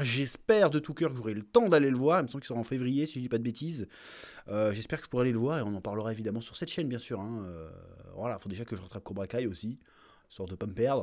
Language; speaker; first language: French; native; French